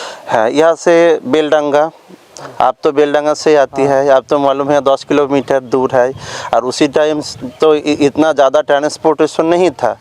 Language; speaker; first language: Hindi; non-native, local second language; Bangla